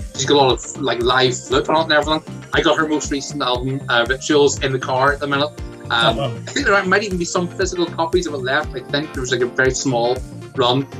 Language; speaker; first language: English; native; English